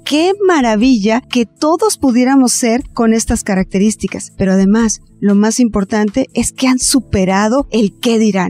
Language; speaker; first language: Spanish; native; Spanish